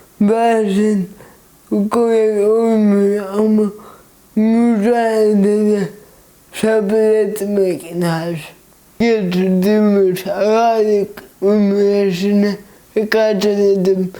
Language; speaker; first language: Turkish; early bilingual, heritage; Turkish